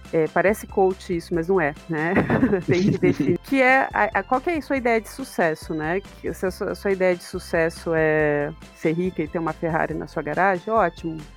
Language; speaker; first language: Portuguese; native; Portuguese